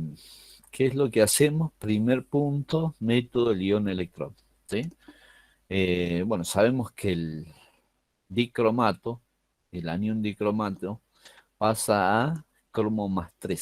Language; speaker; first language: Spanish; native; Spanish